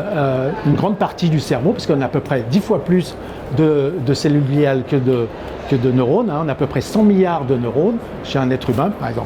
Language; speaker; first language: French; native; French